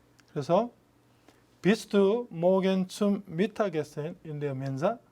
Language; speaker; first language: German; non-native, fluent; Korean